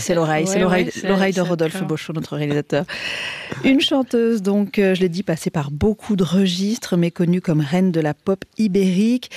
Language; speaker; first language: French; native; French